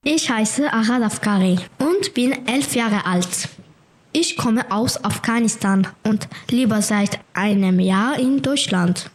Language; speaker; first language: German; non-native, learner; Persian